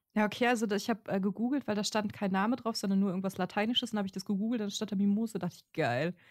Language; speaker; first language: German; native; German